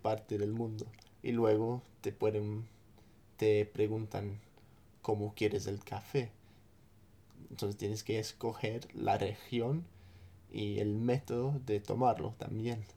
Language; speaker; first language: Spanish; non-native, fluent; English